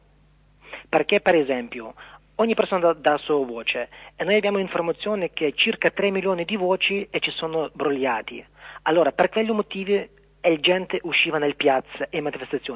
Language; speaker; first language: Italian; non-native, learner; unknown